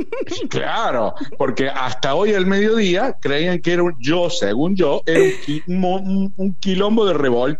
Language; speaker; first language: Spanish; native; Spanish